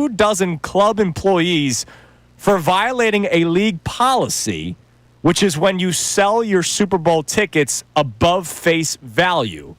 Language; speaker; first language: English; native; English